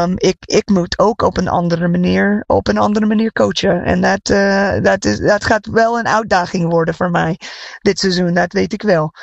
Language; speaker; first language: Dutch; non-native, fluent; English